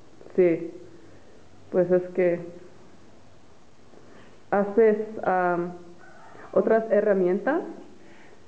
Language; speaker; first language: Spanish; non-native, learner; English